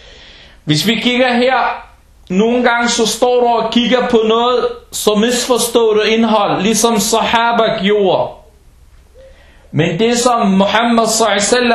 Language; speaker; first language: Danish; early bilingual, other home language; Arabic